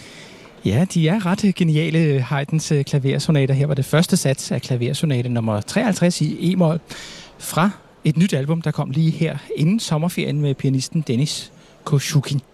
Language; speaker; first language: Danish; native; Danish